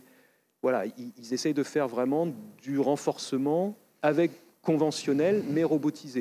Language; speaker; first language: French; native; French